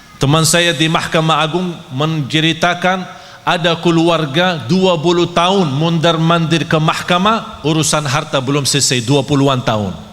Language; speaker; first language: Malay; non-native, fluent; Arabic